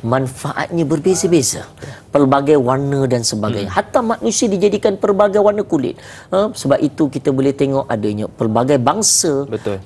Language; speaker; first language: Malay; native; Malay